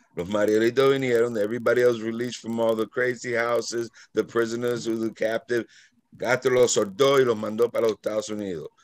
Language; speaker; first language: English; native; English